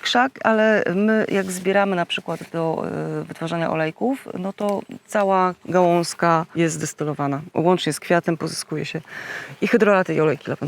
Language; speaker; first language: Polish; native; Polish